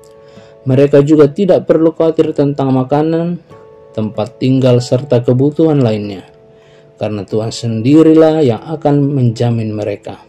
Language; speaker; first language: Indonesian; native; Indonesian